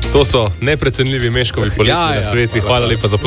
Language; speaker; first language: Slovenian; native; Slovenian